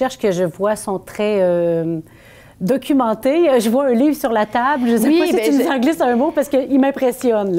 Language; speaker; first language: French; native; French